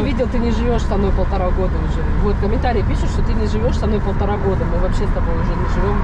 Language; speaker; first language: Russian; native; Russian